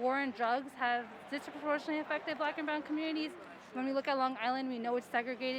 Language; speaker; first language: English; native; English